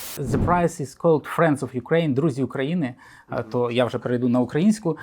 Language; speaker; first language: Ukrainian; native; Ukrainian